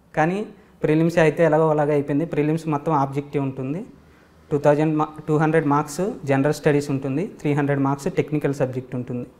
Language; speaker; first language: Telugu; native; Telugu